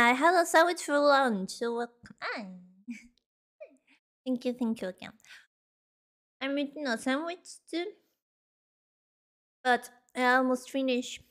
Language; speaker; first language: English; non-native, learner; Spanish